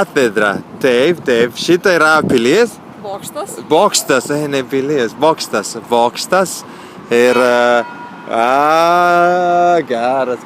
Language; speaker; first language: Lithuanian; non-native, learner; Italian